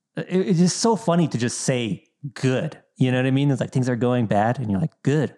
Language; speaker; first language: English; early bilingual, other home language; Bosnian